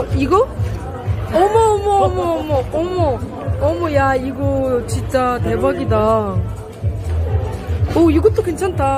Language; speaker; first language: Korean; non-native, fluent; Arabic